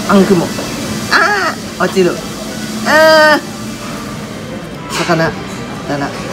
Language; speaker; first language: Japanese; non-native, learner; Thai